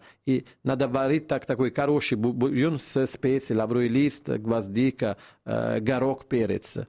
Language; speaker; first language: Russian; non-native, fluent; Italian